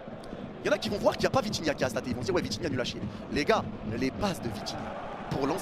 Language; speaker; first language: French; native; French